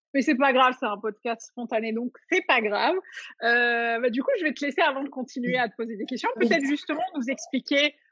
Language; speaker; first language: French; non-native, local second language; Arabic